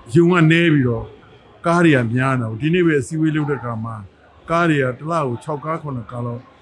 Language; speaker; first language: Burmese; native; Burmese